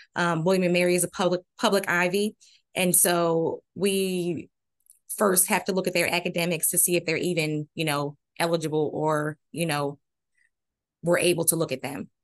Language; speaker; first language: English; native; English